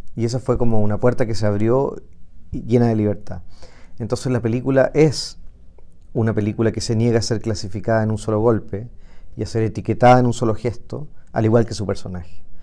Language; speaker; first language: Spanish; native; Spanish